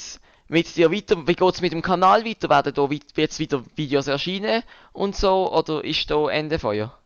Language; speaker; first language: German; native; German